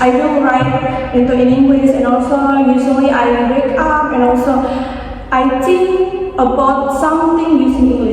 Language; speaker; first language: English; non-native, fluent; Indonesian